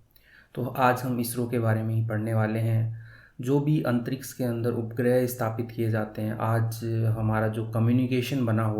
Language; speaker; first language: Hindi; native; Hindi